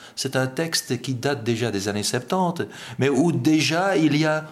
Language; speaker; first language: French; non-native, fluent; Dutch